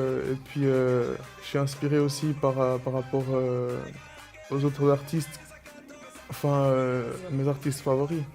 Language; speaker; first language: French; early bilingual, other home language; Spanish